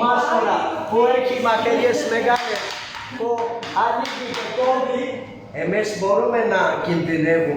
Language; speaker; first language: Greek; non-native, learner; Urdu